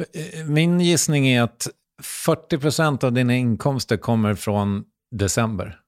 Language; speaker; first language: Swedish; native; Swedish